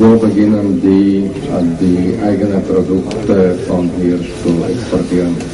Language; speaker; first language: German; non-native, learner; Slovak